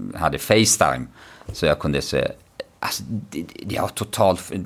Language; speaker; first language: Swedish; non-native, fluent; Arabic